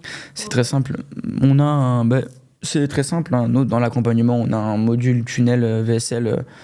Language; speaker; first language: French; native; French